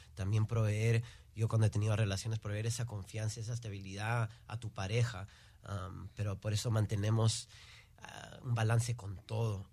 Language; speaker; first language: Spanish; early bilingual, heritage; Spanish